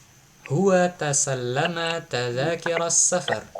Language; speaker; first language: Arabic; non-native, fluent; Indonesian